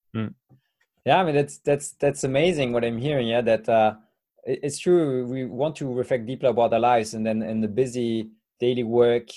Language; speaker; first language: English; non-native, fluent; French